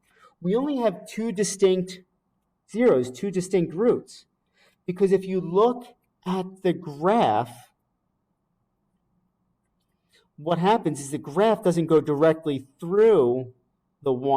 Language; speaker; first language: English; native; English